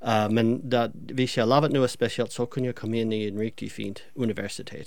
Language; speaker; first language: Danish; non-native, fluent; English